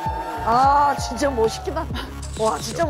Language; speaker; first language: Korean; native; Korean